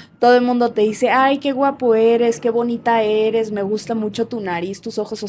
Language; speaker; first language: Spanish; native; Spanish